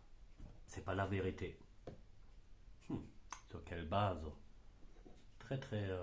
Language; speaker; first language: French; non-native, fluent; German